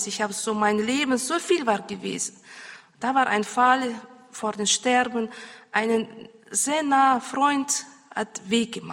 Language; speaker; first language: German; non-native, learner; Russian